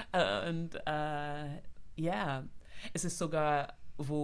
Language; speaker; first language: German; non-native, fluent; English